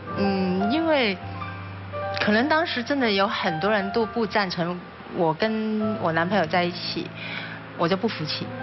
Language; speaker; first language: Chinese; non-native, local second language; Cantonese